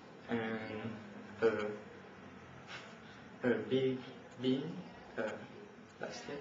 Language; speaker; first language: English; non-native, learner; French